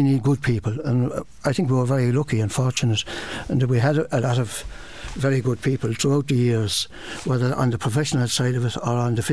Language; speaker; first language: English; native; English